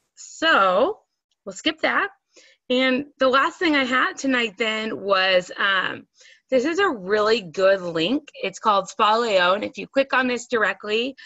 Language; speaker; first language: English; native; English